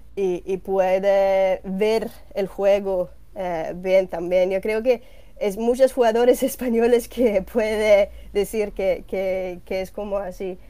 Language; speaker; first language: Spanish; non-native, learner; Swedish